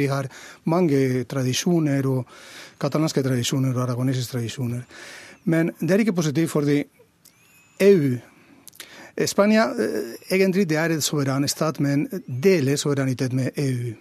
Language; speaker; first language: Norwegian; non-native, fluent; Catalan